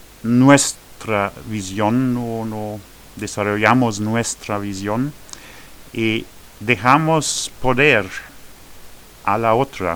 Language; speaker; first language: Spanish; non-native, fluent; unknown